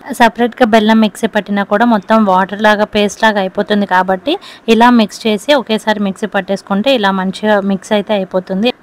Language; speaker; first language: Telugu; non-native, local second language; Lambadi